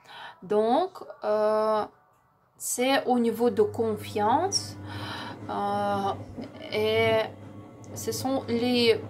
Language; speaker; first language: French; non-native, learner; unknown